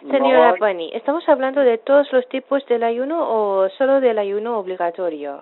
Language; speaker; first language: Spanish; non-native, fluent; Persian